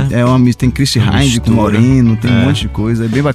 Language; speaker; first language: Portuguese; native; Portuguese